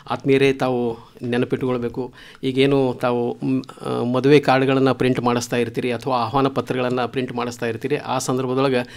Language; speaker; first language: Kannada; native; Kannada